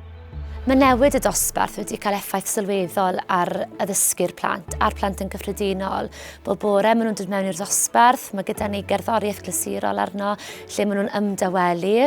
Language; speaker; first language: Welsh; native; Welsh